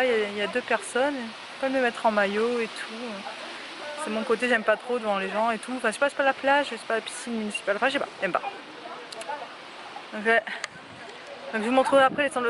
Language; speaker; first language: French; native; French